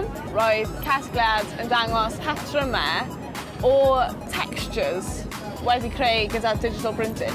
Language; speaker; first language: Welsh; native; Welsh